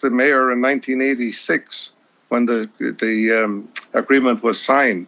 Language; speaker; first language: English; native; English